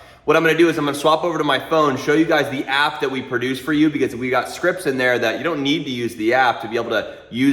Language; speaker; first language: English; native; English